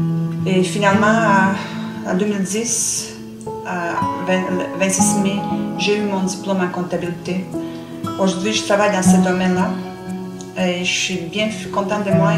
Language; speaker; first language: French; non-native, fluent; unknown